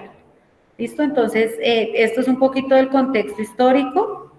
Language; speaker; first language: Spanish; native; Spanish